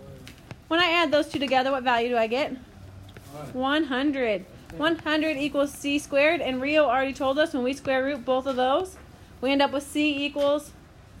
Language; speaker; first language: English; native; English